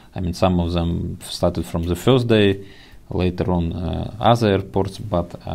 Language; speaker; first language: English; non-native, fluent; Ukrainian